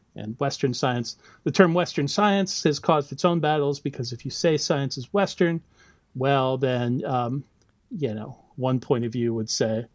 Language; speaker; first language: English; native; English